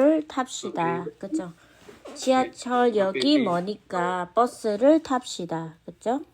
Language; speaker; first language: Korean; non-native, fluent; Khmer